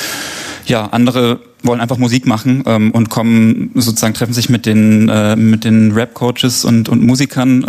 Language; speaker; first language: German; native; German